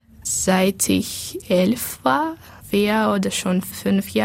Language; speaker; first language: German; non-native, learner; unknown